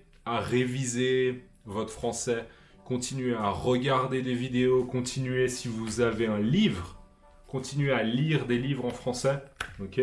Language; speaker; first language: French; native; French